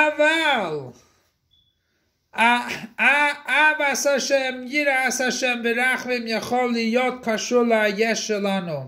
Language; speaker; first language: Hebrew; non-native, fluent; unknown